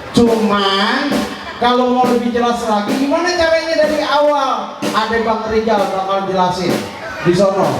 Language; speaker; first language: Indonesian; native; Indonesian